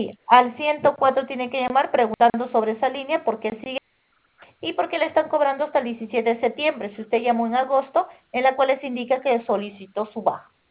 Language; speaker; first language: Spanish; native; Spanish